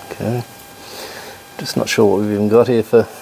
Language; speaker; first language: English; native; English